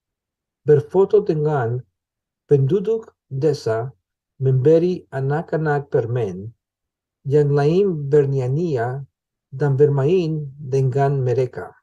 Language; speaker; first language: Indonesian; non-native, learner; English